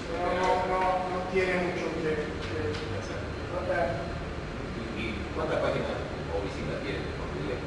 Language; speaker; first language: Spanish; non-native, learner; Portuguese